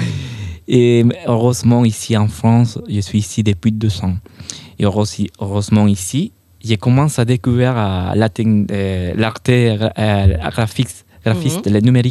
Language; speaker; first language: French; non-native, fluent; Spanish